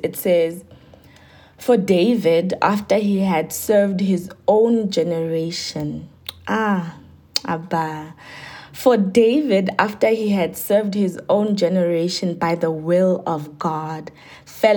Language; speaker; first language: English; non-native, local second language; Tsonga